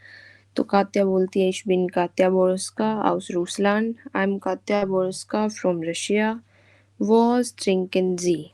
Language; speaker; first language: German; non-native, fluent; Hindi